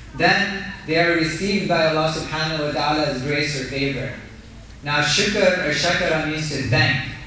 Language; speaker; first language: English; native; English